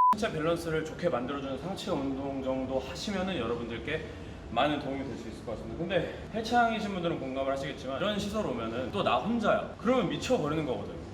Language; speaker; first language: Korean; native; Korean